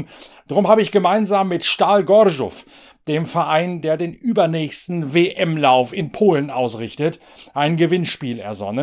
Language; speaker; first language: German; native; German